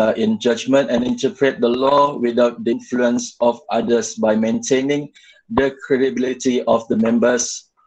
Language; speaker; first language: English; non-native, local second language; Malay